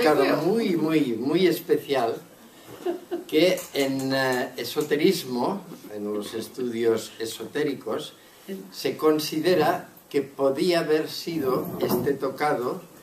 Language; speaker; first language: Spanish; non-native, local second language; Catalan